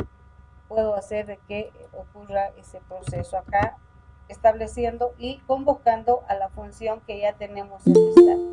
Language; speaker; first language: Spanish; native; Spanish